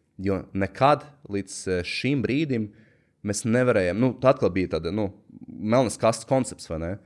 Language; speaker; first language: Latvian; native; Latvian